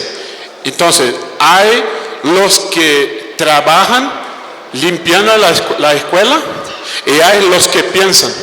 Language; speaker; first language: Spanish; non-native, fluent; Portuguese